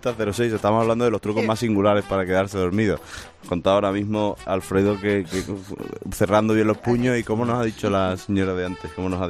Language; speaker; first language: Spanish; native; Spanish